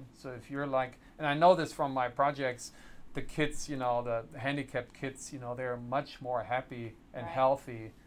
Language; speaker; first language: English; non-native, fluent; German